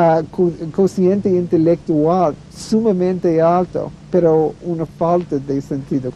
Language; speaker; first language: Spanish; non-native, fluent; English